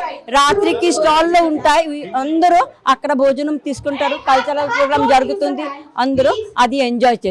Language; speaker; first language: Telugu; non-native, fluent; Bangla